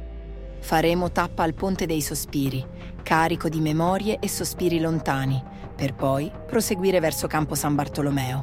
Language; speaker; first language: Italian; native; Italian